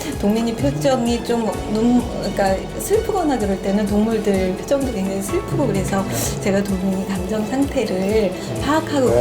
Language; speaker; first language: Korean; native; Korean